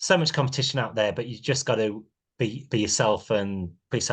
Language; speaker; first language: English; native; English